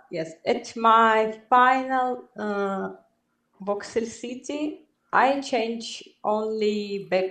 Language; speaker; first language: English; non-native, learner; Belarusian